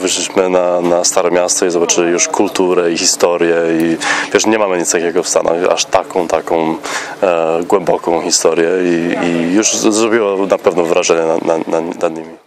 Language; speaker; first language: Polish; non-native, fluent; English